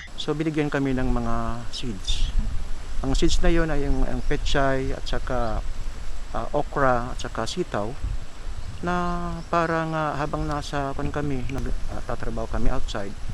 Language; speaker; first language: Filipino; non-native, local second language; Bikol